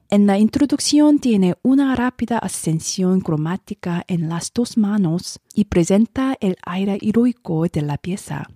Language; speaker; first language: Spanish; non-native, learner; Korean